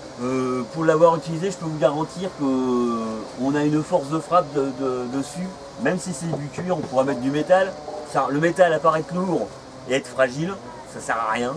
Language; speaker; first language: French; native; French